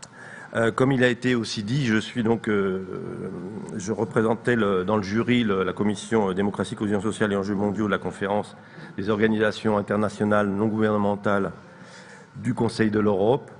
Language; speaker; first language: French; native; French